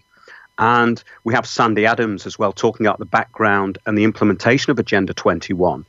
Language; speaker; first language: English; native; English